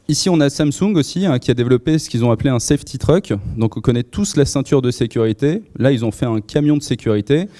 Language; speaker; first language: French; native; French